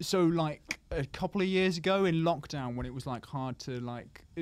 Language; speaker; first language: English; native; English